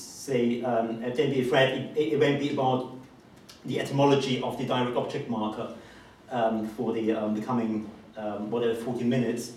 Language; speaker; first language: English; non-native, fluent; German